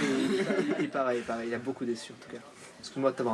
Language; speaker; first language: French; native; French